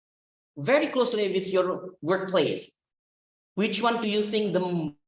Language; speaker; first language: English; non-native, fluent; Indonesian